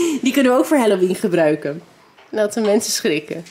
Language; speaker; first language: Dutch; native; Dutch